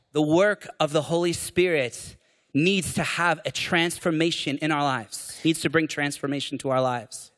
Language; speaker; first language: English; native; English